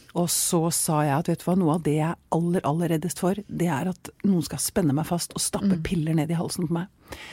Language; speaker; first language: Norwegian; native; Norwegian